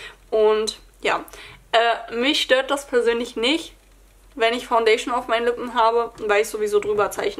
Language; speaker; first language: German; native; German